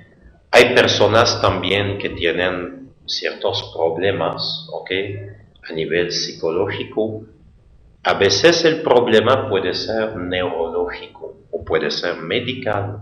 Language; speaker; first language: Spanish; non-native, fluent; French